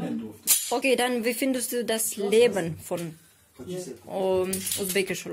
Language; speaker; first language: German; non-native, learner; Uzbek